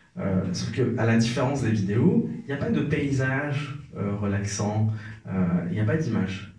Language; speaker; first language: French; non-native, local second language; Arabic